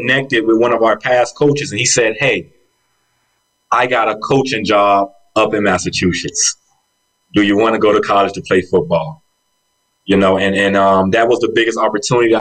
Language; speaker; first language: English; native; English